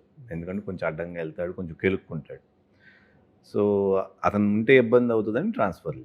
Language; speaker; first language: Telugu; native; Telugu